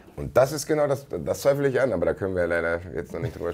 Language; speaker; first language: German; native; German